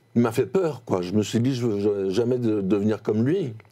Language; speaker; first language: French; native; French